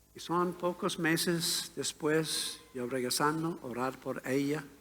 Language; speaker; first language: Spanish; non-native, learner; English